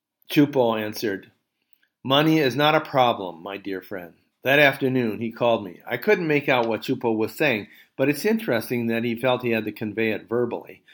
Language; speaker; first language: English; native; English